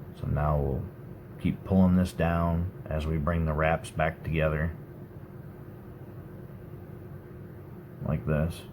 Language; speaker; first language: English; native; English